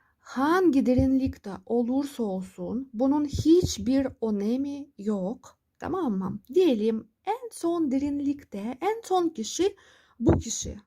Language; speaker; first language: Turkish; non-native, fluent; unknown